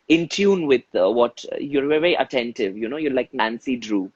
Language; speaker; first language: English; non-native, local second language; Hindi